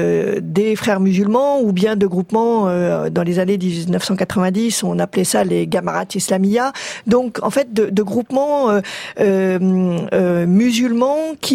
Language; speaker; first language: French; native; French